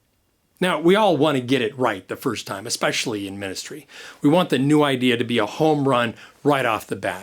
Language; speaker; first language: English; native; English